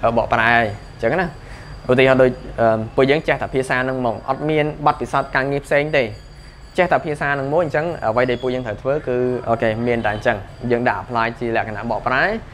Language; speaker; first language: Khmer; native; Khmer